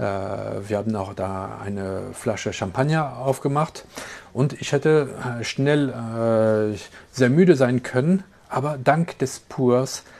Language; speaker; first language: German; non-native, local second language; French